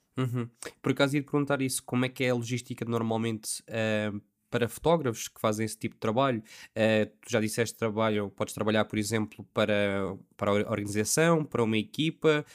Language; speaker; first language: Portuguese; native; Portuguese